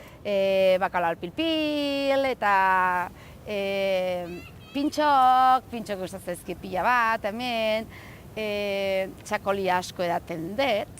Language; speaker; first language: Basque; non-native, local second language; Spanish